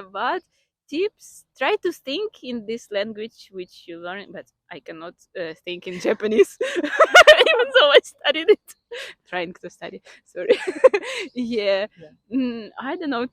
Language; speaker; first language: English; non-native, fluent; Ukrainian